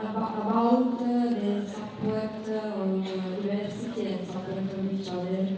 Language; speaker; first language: English; non-native, learner; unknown